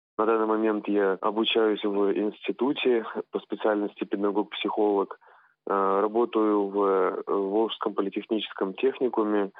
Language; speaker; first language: Russian; native; Russian